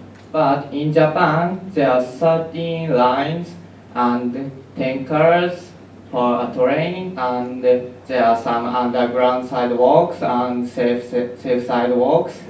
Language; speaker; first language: English; non-native, learner; Japanese